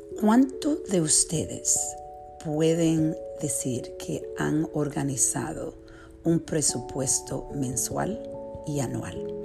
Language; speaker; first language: Spanish; early bilingual, heritage; Spanish